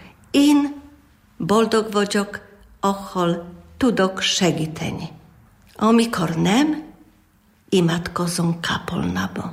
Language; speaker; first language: Hungarian; non-native, learner; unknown